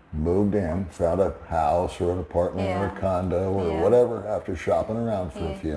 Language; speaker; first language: English; native; English